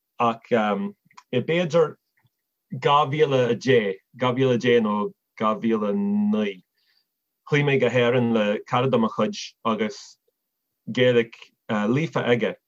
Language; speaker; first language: Irish; non-native, fluent; English